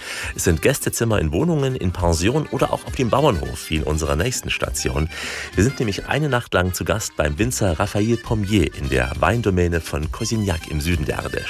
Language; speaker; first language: German; native; German